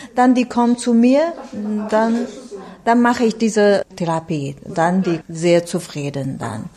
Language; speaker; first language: German; non-native, learner; Chinese